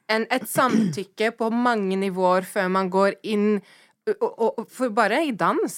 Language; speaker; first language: Norwegian; early bilingual, other home language; English